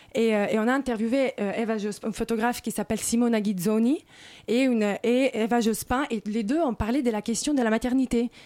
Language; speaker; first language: French; non-native, fluent; Italian